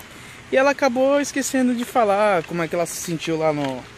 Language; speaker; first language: Portuguese; native; Portuguese